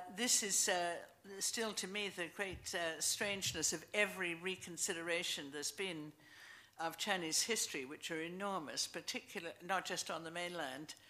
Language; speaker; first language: English; native; English